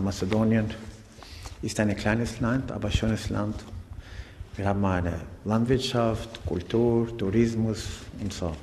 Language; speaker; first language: German; non-native, learner; Macedonian